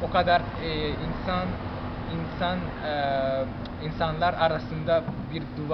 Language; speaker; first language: Turkish; non-native, learner; Chinese